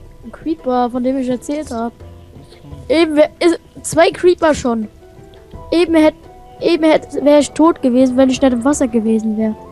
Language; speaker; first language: German; native; German